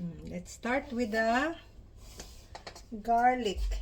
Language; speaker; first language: English; non-native, local second language; Filipino